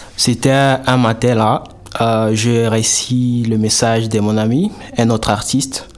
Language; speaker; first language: French; non-native, local second language; Swahili